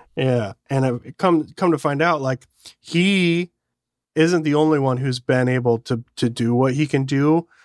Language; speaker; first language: English; native; English